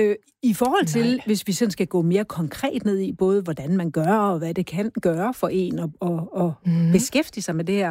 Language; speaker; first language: Danish; native; Danish